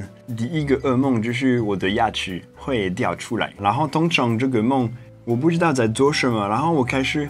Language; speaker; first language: Chinese; non-native, fluent; French